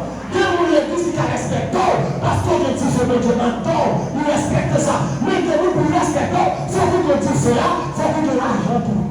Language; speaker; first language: French; non-native, local second language; Haitian Creole